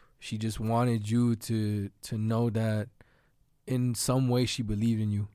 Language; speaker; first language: English; native; English